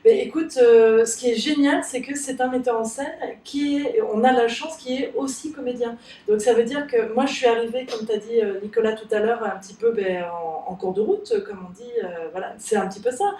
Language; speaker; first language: French; native; French